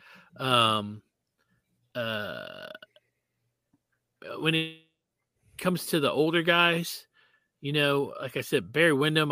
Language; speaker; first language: English; native; English